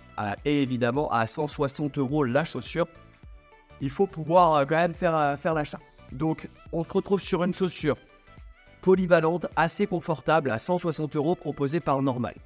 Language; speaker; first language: French; native; French